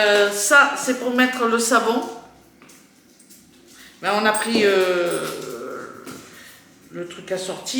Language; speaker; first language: French; native; French